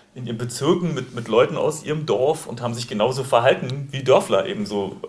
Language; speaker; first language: German; native; German